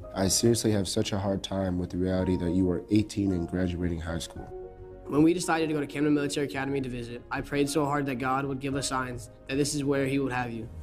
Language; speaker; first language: English; native; English